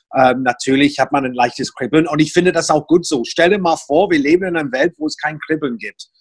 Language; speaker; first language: German; non-native, fluent; English